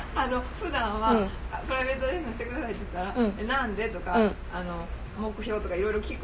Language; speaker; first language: Japanese; native; Japanese